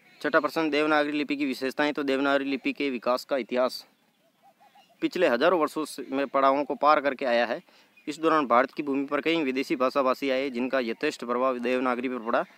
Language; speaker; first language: Hindi; native; Hindi